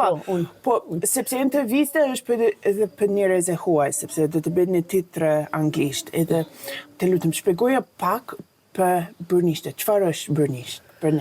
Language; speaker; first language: Albanian; non-native, learner; English